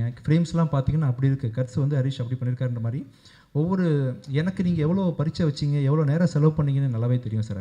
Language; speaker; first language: Tamil; native; Tamil